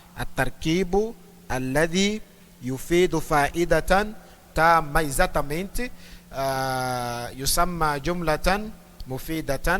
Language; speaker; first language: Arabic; non-native, fluent; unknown